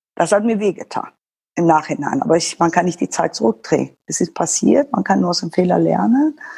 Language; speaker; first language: German; non-native, fluent; Persian